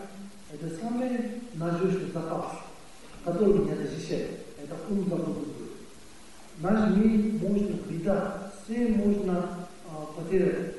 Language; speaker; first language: Russian; non-native, learner; Tibetan